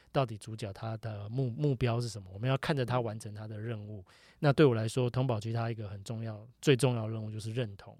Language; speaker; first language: Chinese; native; Chinese